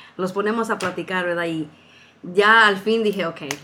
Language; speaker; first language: Spanish; early bilingual, heritage; Spanish